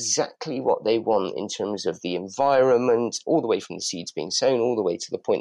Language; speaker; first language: English; native; English